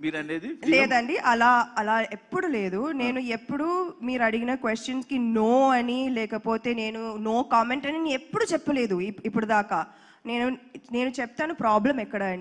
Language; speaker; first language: Telugu; non-native, local second language; English